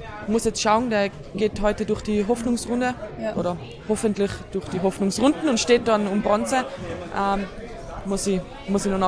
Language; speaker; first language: German; native; German